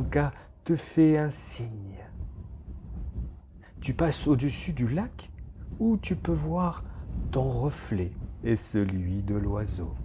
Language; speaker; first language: French; native; French